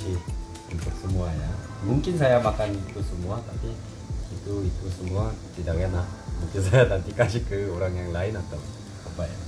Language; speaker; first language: Indonesian; non-native, learner; Korean